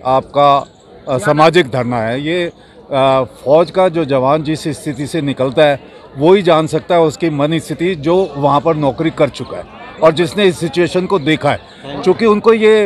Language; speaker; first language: Hindi; native; Hindi